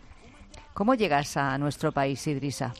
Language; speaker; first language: Spanish; native; Spanish